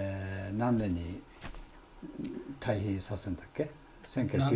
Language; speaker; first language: Japanese; native; Japanese